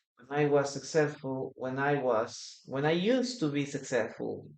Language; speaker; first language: English; non-native, fluent; Spanish